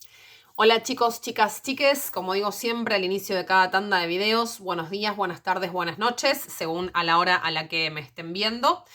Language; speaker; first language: Spanish; native; Spanish